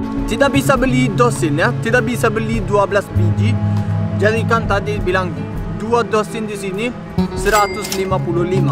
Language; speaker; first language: Indonesian; non-native, fluent; Norwegian